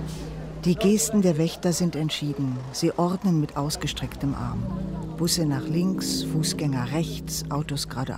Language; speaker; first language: German; native; German